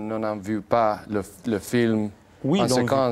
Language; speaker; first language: French; non-native, learner; Spanish